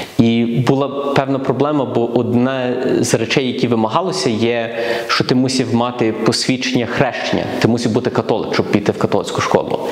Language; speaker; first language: Ukrainian; early bilingual, heritage; Ukrainian